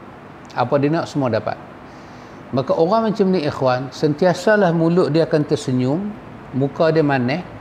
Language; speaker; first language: Malay; native; Malay